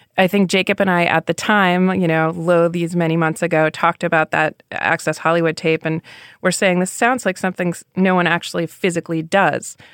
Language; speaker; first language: English; native; English